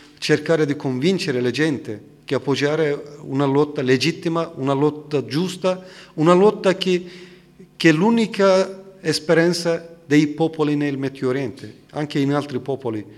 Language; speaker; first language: Italian; non-native, learner; Turkish